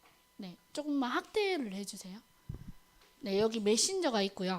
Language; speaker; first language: Korean; native; Korean